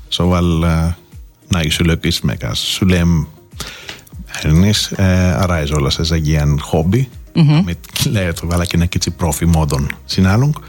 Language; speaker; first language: Hungarian; non-native, learner; Greek